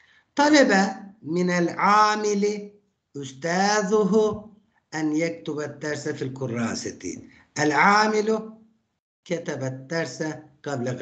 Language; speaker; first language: Arabic; non-native, fluent; Turkish